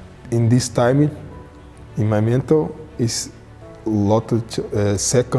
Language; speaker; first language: English; non-native, learner; Portuguese